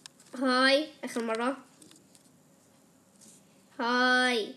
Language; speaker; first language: Arabic; native; Arabic